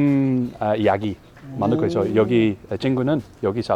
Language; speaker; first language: Korean; non-native, learner; Dutch